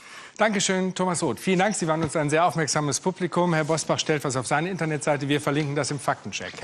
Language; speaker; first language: German; native; German